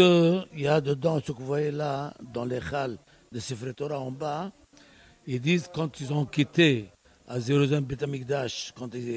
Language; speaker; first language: French; non-native, learner; Arabic